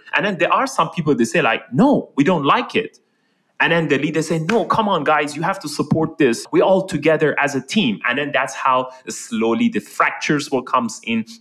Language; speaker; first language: English; non-native, fluent; Persian